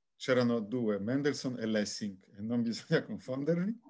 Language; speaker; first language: Italian; non-native, fluent; Polish